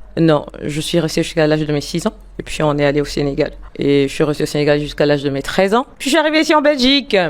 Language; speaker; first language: French; non-native, local second language; Lingala